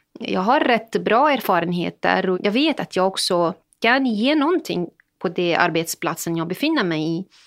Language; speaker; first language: Swedish; non-native, fluent; Arabic